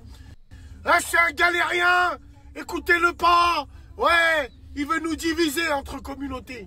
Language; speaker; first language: French; native; French